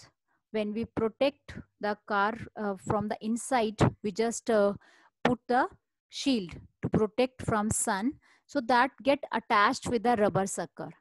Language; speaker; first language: English; non-native, local second language; Hindi